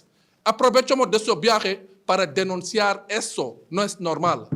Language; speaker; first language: Spanish; non-native, fluent; Wolof